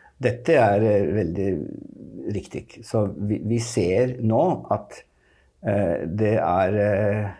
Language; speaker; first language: Norwegian; non-native, fluent; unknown